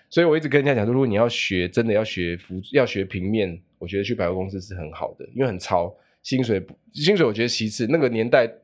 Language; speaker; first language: Chinese; native; Chinese